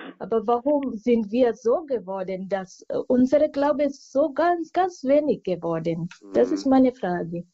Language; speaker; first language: German; non-native, fluent; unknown